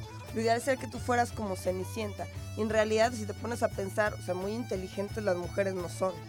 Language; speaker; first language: Spanish; native; Spanish